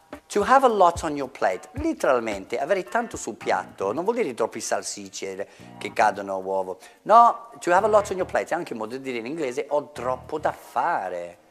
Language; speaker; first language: Italian; non-native, fluent; English